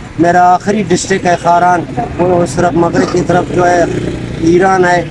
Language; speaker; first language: Urdu; non-native, local second language; Baluchi